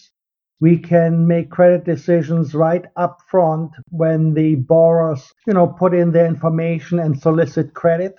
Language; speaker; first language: English; non-native, fluent; German